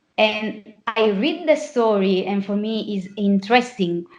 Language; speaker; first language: English; non-native, fluent; Italian